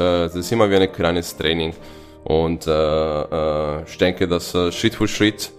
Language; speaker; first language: German; non-native, fluent; Italian